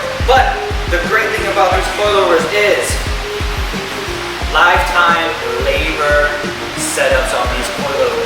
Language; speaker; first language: English; native; English